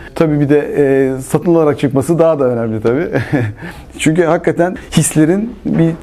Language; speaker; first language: Turkish; native; Turkish